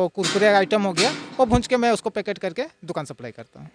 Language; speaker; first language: Hindi; native; Hindi